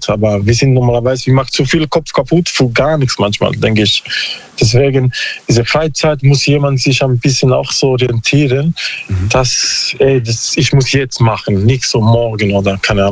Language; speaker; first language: German; non-native, learner; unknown